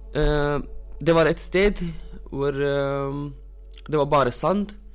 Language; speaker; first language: Norwegian; non-native, fluent; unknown